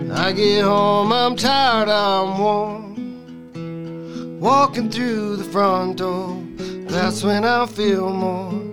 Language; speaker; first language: English; native; English